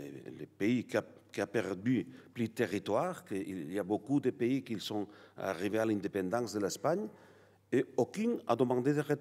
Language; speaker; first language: French; non-native, learner; Catalan